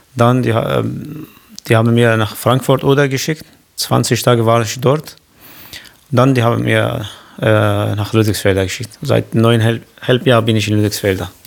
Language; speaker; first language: German; non-native, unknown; Kurdish